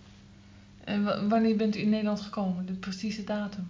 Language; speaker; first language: Dutch; native; Dutch